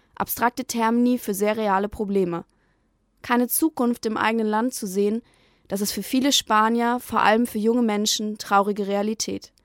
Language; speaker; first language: German; native; German